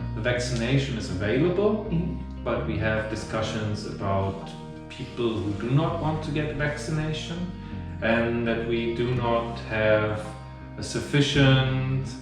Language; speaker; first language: English; non-native, fluent; German